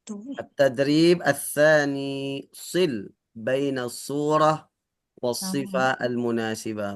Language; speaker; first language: Arabic; non-native, fluent; Indonesian